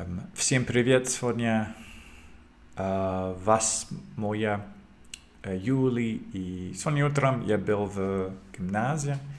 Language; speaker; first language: Russian; non-native, learner; English